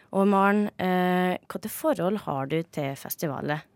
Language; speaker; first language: Norwegian; native; Norwegian